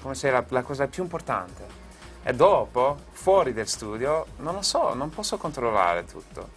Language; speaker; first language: Italian; non-native, fluent; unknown